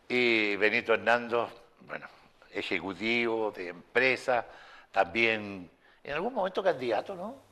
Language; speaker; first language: Spanish; native; Spanish